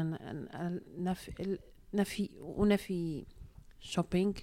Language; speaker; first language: French; non-native, learner; Arabic